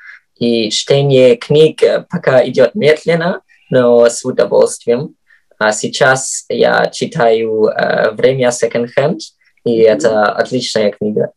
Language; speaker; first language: Russian; non-native, fluent; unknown